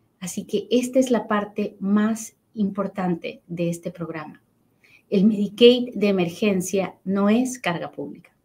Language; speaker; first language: Spanish; native; Spanish